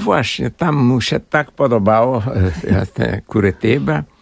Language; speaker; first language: Polish; early bilingual, heritage; Portuguese